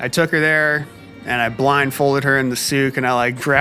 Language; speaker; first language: English; native; English